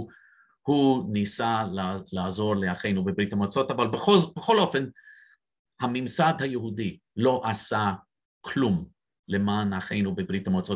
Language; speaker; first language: Hebrew; non-native, fluent; English